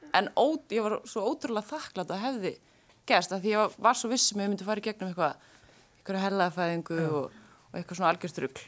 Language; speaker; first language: Icelandic; native; Icelandic